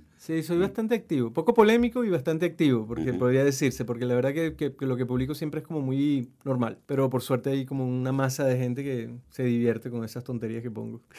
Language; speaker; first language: Spanish; native; Spanish